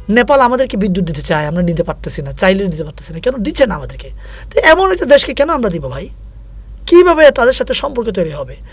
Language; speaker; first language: Bangla; non-native, local second language; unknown